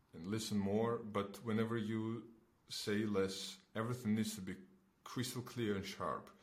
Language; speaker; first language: English; non-native, fluent; Belarusian